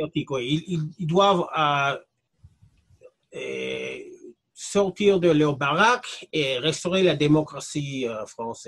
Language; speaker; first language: French; non-native, fluent; English